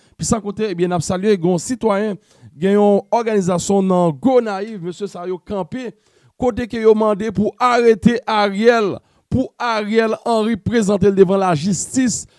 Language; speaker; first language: French; non-native, local second language; Haitian Creole